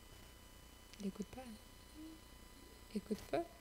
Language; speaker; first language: French; non-native, learner; Russian